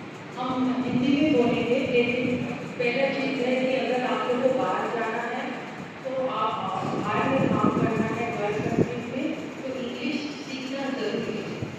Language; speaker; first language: Hindi; non-native, local second language; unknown